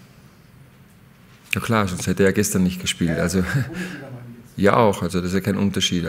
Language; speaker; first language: German; native; German